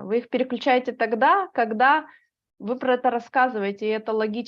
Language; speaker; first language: Russian; native; Russian